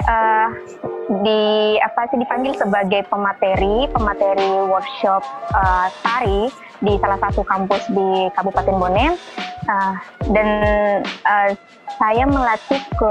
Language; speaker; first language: Indonesian; native; Indonesian